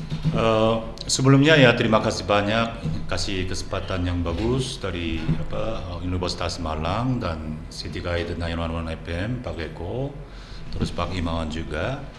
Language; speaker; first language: Indonesian; non-native, fluent; Korean